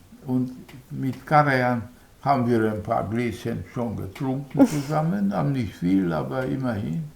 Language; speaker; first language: German; non-native, fluent; Hungarian